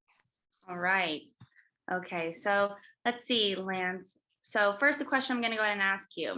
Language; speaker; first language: English; native; English